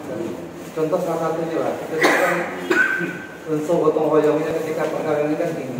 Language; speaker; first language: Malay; non-native, local second language; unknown